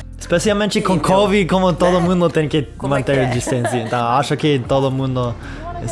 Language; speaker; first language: Portuguese; non-native, fluent; English